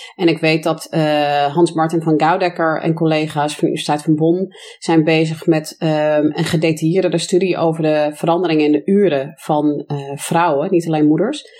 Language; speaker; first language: Dutch; non-native, fluent; English